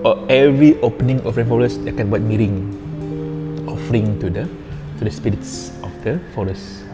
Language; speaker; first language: English; non-native, local second language; Malay